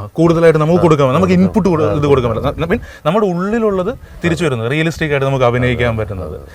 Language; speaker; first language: Malayalam; native; Malayalam